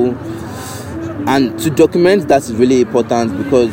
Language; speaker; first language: English; non-native, local second language; Yoruba